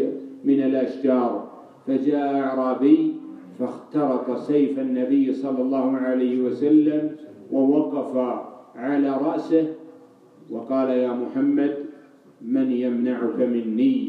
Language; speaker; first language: Arabic; native; Arabic